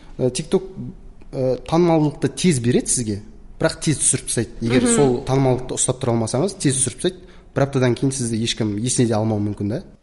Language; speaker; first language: Kazakh; native; Kazakh